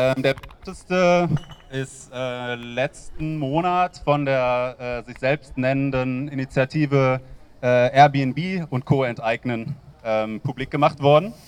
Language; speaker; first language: German; native; German